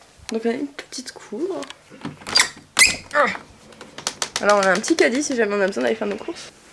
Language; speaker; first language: French; native; French